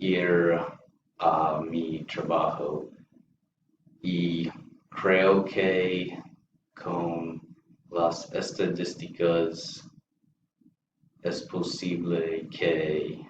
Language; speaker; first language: Spanish; non-native, learner; English